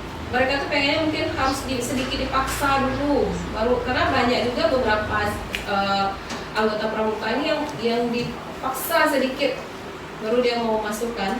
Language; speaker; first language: Indonesian; non-native, local second language; Minangkabau